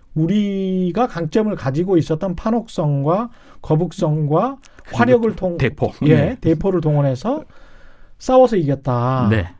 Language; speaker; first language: Korean; native; Korean